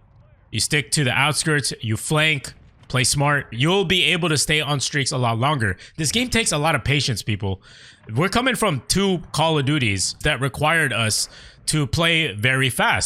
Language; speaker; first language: English; native; English